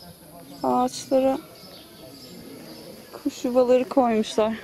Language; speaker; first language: Turkish; native; Turkish